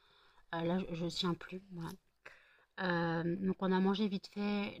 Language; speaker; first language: French; native; French